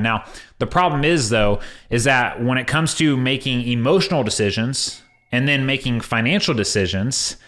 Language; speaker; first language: English; native; English